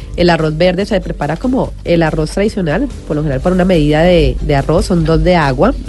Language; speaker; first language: Spanish; native; Spanish